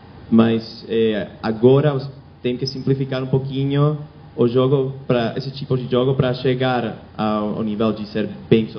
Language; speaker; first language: Portuguese; non-native, fluent; Spanish